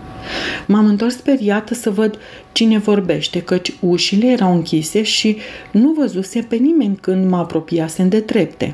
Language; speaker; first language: Romanian; native; Romanian